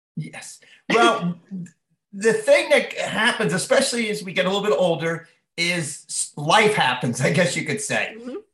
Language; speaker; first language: English; native; English